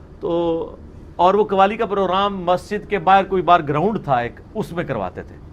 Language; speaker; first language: Urdu; non-native, local second language; Punjabi